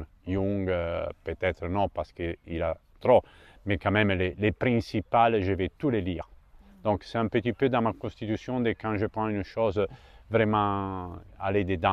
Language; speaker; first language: French; non-native, fluent; Italian